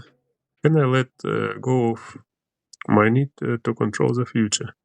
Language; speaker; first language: English; non-native, learner; Ukrainian